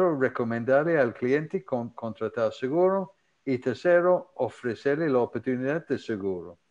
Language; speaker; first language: Spanish; non-native, fluent; English